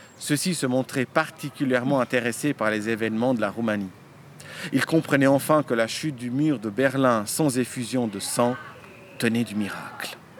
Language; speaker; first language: French; early bilingual, other home language; Romanian